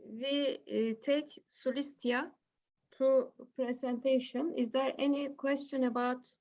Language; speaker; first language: English; non-native, learner; Turkish